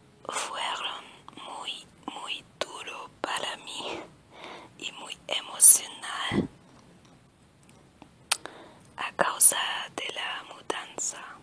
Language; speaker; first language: Spanish; non-native, learner; German